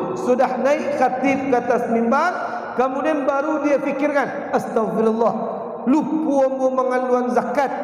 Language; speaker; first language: Malay; non-native, local second language; Minangkabau